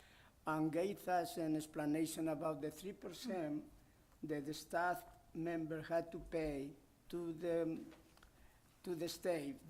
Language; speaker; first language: English; non-native, fluent; Spanish